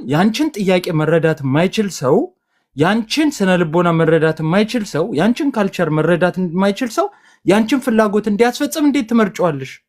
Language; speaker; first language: Amharic; non-native, local second language; Tigrinya